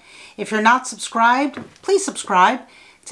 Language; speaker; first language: English; native; English